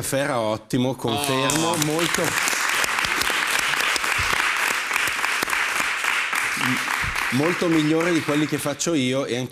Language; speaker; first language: Italian; native; Italian